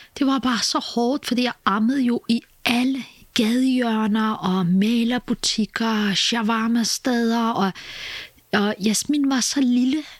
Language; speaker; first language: Danish; early bilingual, other home language; Kurdish